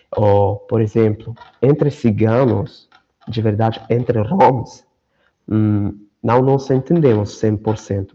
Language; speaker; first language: Portuguese; non-native, fluent; Romany